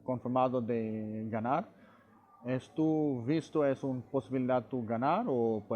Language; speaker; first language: Spanish; non-native, learner; English